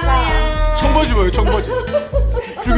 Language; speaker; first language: Korean; native; Korean